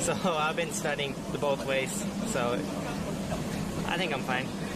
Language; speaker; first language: English; early bilingual, other home language; Japanese